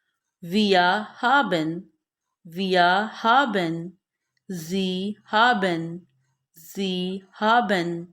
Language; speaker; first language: German; non-native, fluent; Urdu